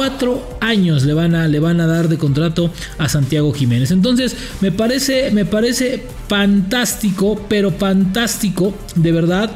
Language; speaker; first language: Spanish; native; Spanish